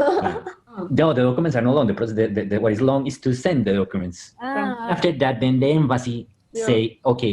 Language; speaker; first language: English; non-native, fluent; Spanish